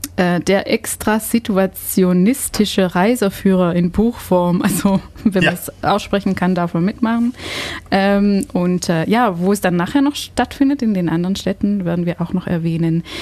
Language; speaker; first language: German; non-native, fluent; Dutch